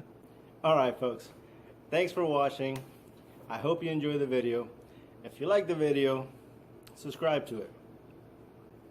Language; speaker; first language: English; native; English